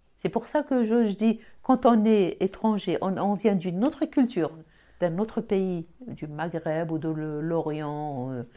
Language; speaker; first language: French; non-native, local second language; Arabic